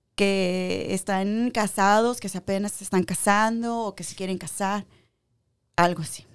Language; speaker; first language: Spanish; early bilingual, heritage; Spanish